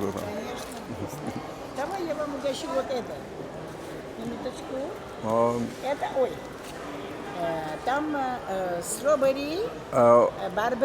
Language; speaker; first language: Russian; non-native, fluent; Armenian